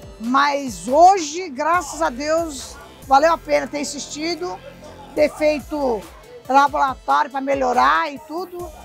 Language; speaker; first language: Portuguese; early bilingual, other home language; Japanese